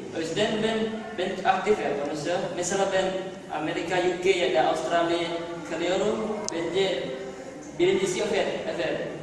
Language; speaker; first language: Turkish; non-native, learner; Indonesian